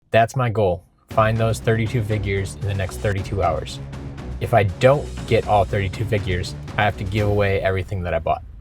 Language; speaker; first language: English; native; English